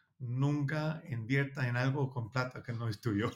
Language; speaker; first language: Spanish; non-native, learner; Danish